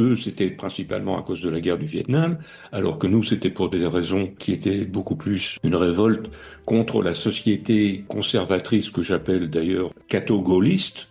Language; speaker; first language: French; native; French